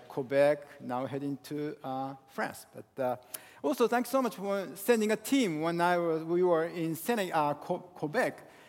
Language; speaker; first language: English; non-native, fluent; Japanese